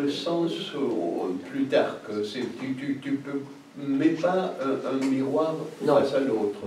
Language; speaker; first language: French; non-native, fluent; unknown